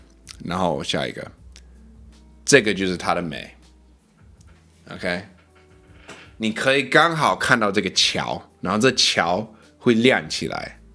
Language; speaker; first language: Chinese; early bilingual, heritage; English